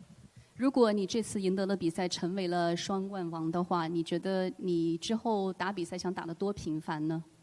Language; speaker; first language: Chinese; native; Chinese